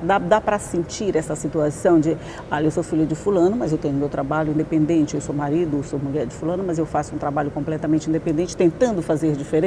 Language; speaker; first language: Portuguese; native; Portuguese